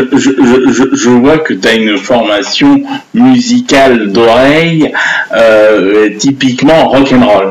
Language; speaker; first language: French; native; French